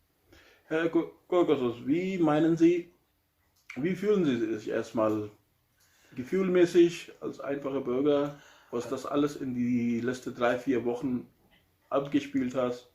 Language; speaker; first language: German; non-native, learner; Urdu